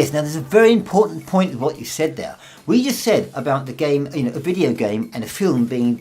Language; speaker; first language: English; native; English